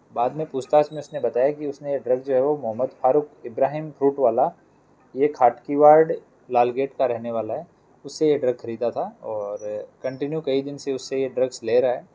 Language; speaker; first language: Hindi; non-native, local second language; Gujarati